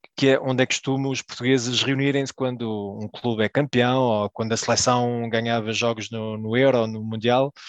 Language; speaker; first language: Portuguese; early bilingual, heritage; Portuguese